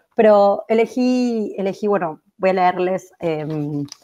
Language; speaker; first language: Spanish; native; Spanish